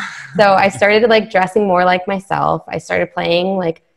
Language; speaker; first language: English; native; English